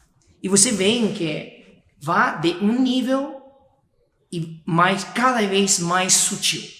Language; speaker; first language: Portuguese; non-native, fluent; Spanish